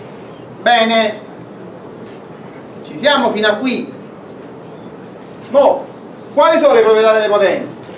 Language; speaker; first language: Italian; native; Italian